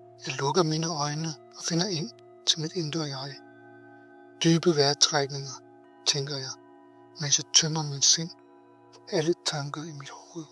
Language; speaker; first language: Danish; native; Danish